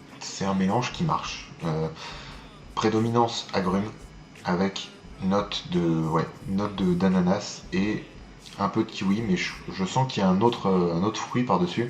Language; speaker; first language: French; native; French